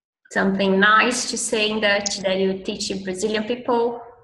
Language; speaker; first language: English; non-native, fluent; Portuguese